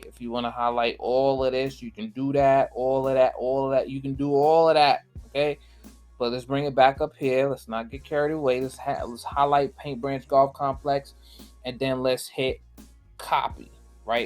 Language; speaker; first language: English; native; English